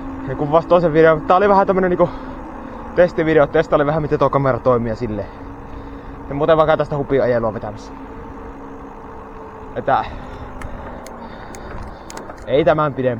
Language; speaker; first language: Finnish; native; Finnish